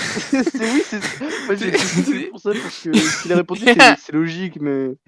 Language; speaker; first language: French; native; French